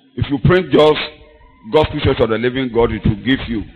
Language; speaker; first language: English; non-native, local second language; Yoruba